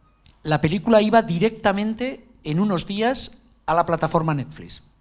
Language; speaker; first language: Spanish; native; Spanish